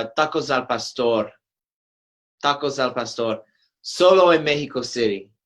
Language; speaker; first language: Spanish; non-native, learner; English